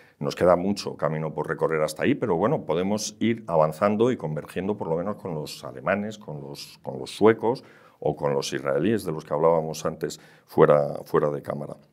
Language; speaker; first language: Spanish; native; Spanish